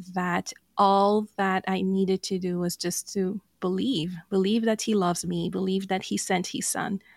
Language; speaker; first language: English; non-native, fluent; Portuguese